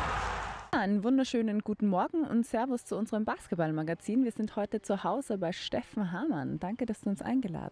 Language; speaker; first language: German; native; German